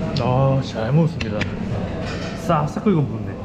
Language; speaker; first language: Korean; native; Korean